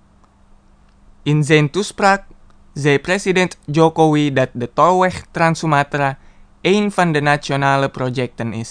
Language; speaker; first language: Dutch; non-native, fluent; Indonesian